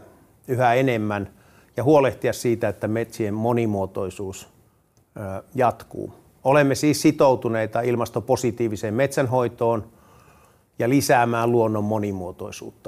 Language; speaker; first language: Finnish; native; Finnish